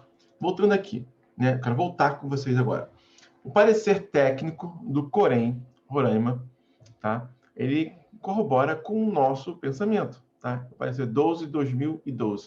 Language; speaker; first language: Portuguese; native; Portuguese